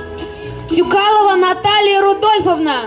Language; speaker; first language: Russian; native; Russian